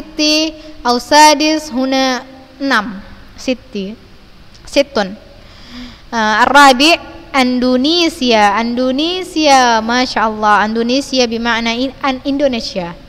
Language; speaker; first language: Arabic; non-native, fluent; Indonesian